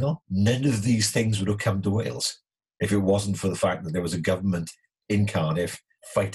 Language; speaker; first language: English; native; English